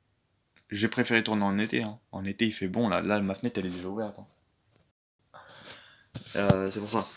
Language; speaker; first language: French; native; French